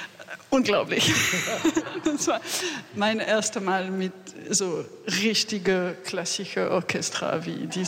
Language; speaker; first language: German; non-native, fluent; French